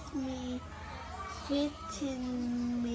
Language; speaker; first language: English; non-native, learner; Vietnamese